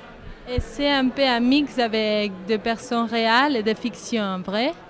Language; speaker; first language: French; non-native, learner; Spanish